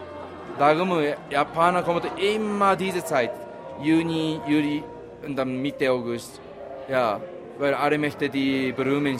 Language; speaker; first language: German; non-native, learner; Japanese